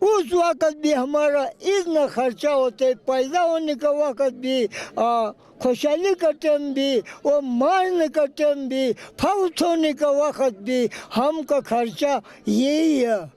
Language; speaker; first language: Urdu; non-native, local second language; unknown